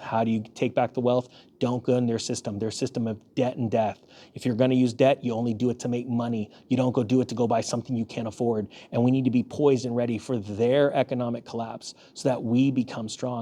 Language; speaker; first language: English; native; English